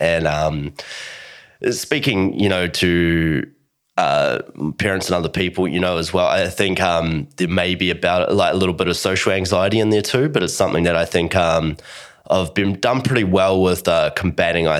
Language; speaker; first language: English; native; English